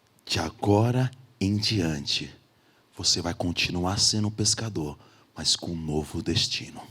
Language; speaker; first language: Portuguese; native; Portuguese